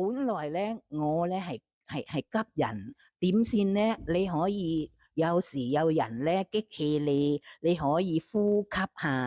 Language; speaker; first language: Cantonese; non-native, fluent; Thai